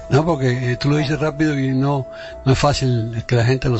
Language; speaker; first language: Spanish; native; Spanish